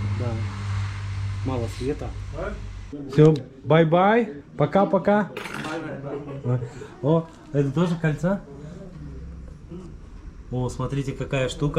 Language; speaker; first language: Russian; native; Russian